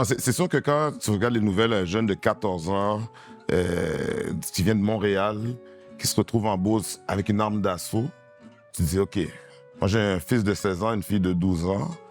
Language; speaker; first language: French; native; French